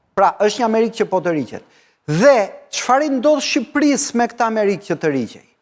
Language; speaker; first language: Albanian; native; Albanian